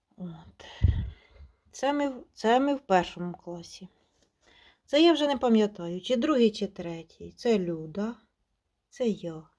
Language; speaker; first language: Ukrainian; native; Ukrainian